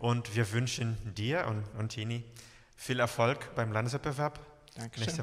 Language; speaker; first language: German; native; German